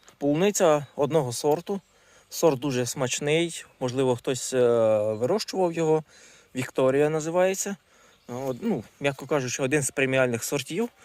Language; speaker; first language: Ukrainian; non-native, local second language; Russian